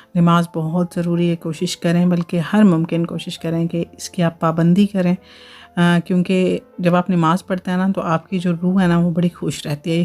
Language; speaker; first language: Urdu; native; Urdu